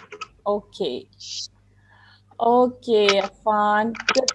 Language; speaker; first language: English; non-native, local second language; Urdu